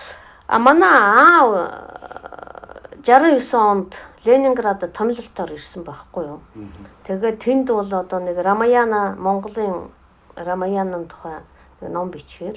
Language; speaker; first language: Mongolian; non-native, fluent; Russian